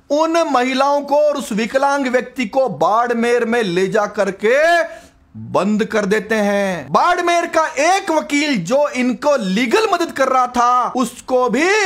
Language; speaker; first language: Hindi; native; Hindi